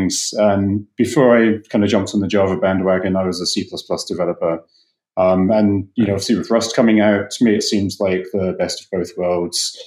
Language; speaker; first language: English; native; English